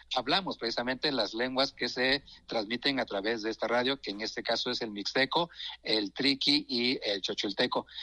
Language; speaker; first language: Spanish; non-native, local second language; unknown